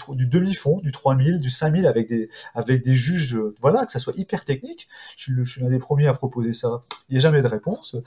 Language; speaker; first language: French; native; French